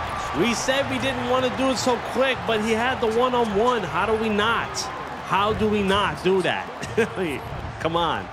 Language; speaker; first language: English; native; English